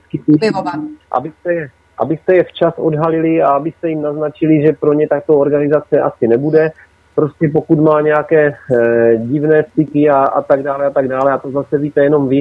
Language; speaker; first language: Czech; native; Czech